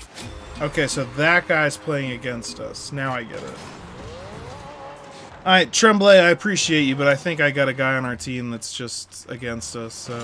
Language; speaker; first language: English; native; English